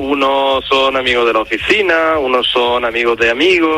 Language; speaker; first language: Spanish; non-native, fluent; Italian